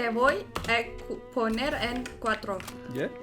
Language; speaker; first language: Spanish; non-native, learner; Turkish